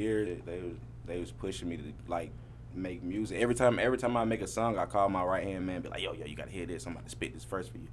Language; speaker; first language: English; native; English